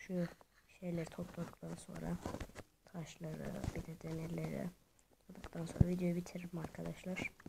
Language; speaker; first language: Turkish; native; Turkish